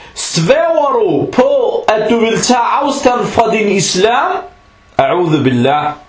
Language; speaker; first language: Danish; non-native, fluent; Arabic